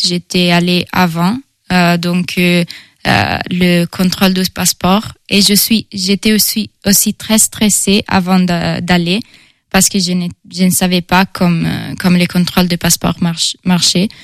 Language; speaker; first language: French; non-native, fluent; Italian